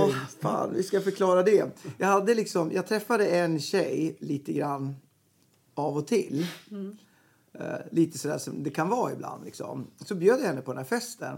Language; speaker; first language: Swedish; native; Swedish